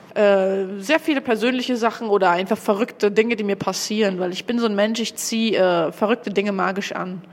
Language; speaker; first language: German; native; German